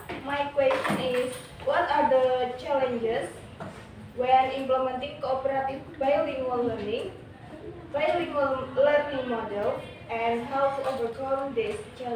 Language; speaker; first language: English; non-native, learner; Indonesian